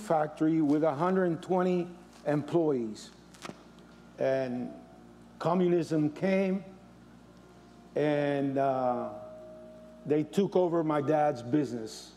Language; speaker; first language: English; early bilingual, other home language; Spanish